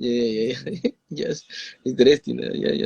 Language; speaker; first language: English; non-native, learner; Spanish